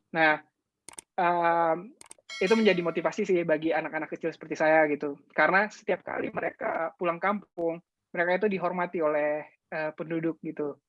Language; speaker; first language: Indonesian; non-native, local second language; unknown